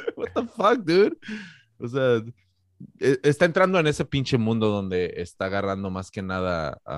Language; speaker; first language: Spanish; native; Spanish